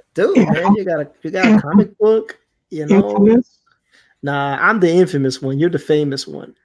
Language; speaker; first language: English; non-native, fluent; Spanish